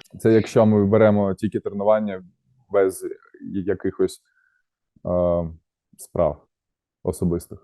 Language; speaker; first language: Ukrainian; native; Ukrainian